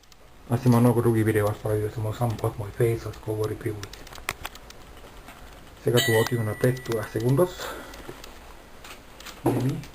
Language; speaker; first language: Bulgarian; non-native, learner; Finnish